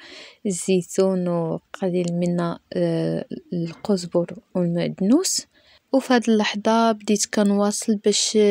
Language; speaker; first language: Arabic; native; Arabic